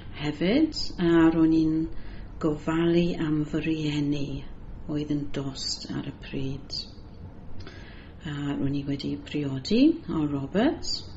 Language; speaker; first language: Welsh; non-native, learner; English